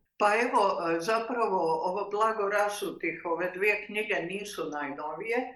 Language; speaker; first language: Croatian; native; Croatian